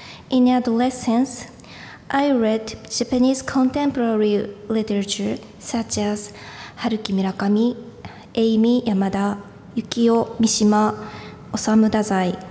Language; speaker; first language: English; non-native, learner; Japanese